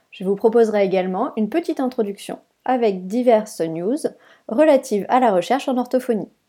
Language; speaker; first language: French; native; French